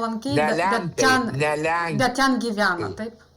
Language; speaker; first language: Lithuanian; non-native, learner; Russian